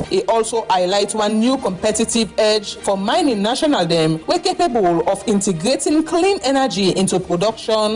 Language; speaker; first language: English; non-native, local second language; Krio